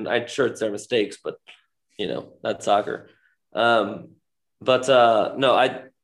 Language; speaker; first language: English; native; English